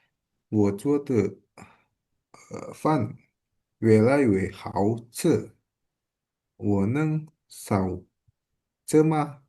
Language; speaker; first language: Chinese; non-native, learner; Indonesian